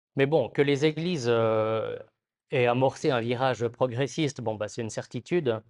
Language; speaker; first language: French; native; French